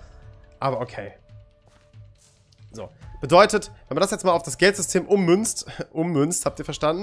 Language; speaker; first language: German; native; German